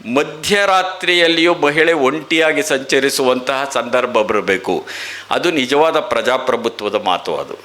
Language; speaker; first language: Kannada; native; Kannada